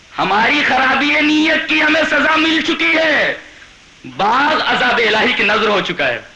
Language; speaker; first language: Urdu; native; Urdu